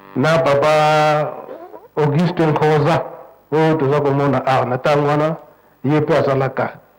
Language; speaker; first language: Lingala; non-native, local second language; Kongo